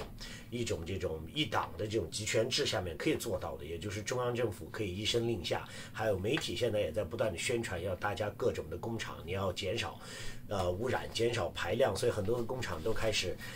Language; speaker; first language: Chinese; native; Chinese